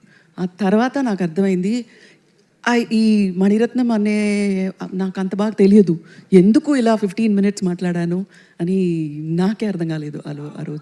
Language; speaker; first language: Telugu; non-native, fluent; Tamil